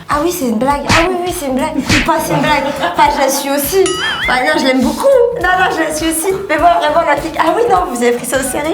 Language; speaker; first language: French; native; French